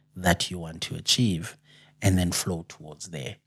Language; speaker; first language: English; non-native, local second language; Xhosa